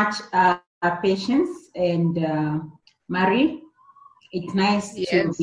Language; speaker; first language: English; non-native, local second language; Kikuyu